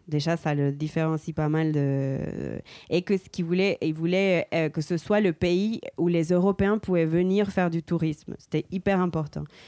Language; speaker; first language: French; early bilingual, heritage; Spanish